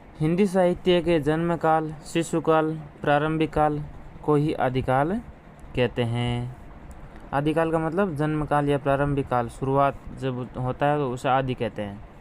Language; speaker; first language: Hindi; native; Hindi